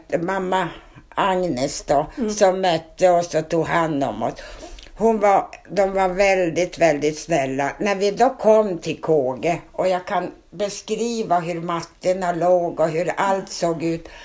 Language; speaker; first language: Swedish; early bilingual, other home language; Finnish